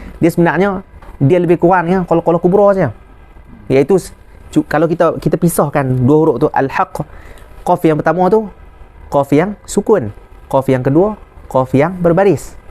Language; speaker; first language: Malay; native; Malay